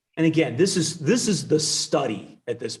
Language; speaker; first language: English; native; English